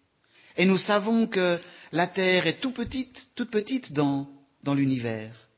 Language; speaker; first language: French; native; French